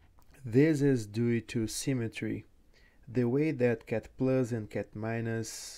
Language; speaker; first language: English; non-native, fluent; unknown